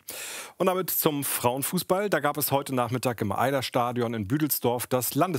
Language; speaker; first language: German; native; German